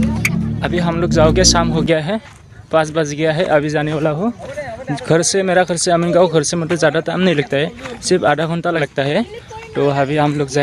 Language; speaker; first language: Hindi; non-native, local second language; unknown